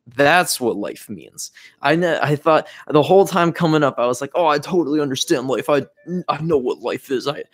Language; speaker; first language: English; native; English